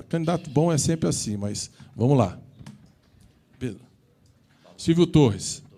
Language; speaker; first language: Portuguese; native; Portuguese